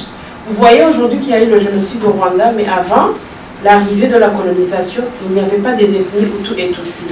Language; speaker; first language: French; non-native, local second language; Kinyarwanda